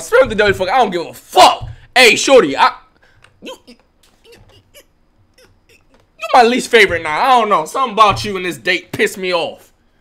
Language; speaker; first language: English; native; English